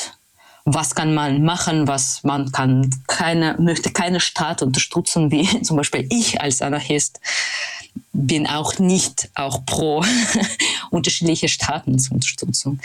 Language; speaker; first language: German; non-native, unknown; Russian